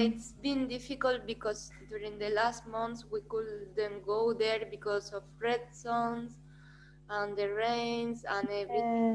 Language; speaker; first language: English; non-native, fluent; Spanish